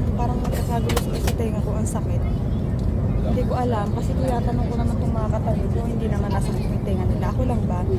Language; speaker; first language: Filipino; native; Filipino